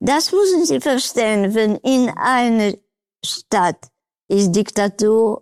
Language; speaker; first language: German; non-native, learner; Polish